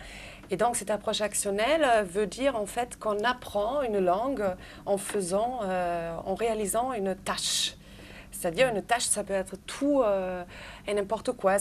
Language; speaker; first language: French; non-native, fluent; German